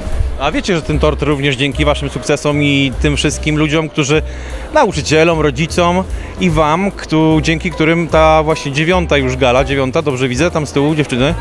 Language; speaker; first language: Polish; native; Polish